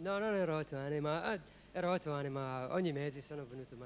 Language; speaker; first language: Italian; non-native, learner; English